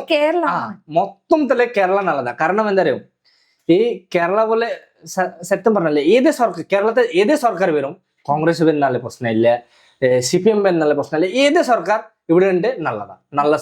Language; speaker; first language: Malayalam; non-native, local second language; Bangla